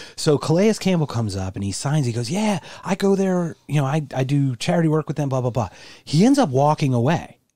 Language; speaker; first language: English; native; English